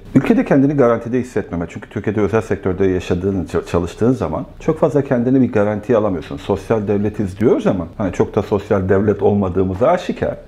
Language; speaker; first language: Turkish; native; Turkish